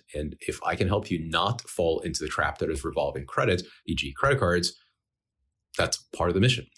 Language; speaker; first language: English; early bilingual, other home language; Ukrainian